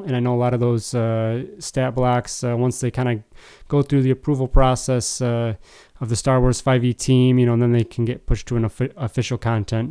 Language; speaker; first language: English; native; English